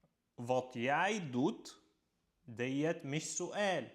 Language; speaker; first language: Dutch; non-native, fluent; Arabic